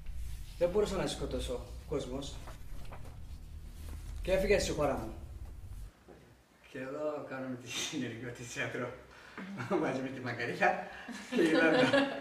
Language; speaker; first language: Greek; non-native, learner; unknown